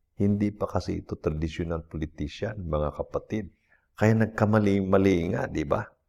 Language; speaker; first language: Filipino; non-native, local second language; Cebuano